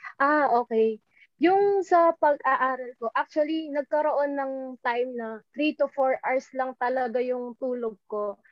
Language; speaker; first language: Filipino; non-native, local second language; Pampanga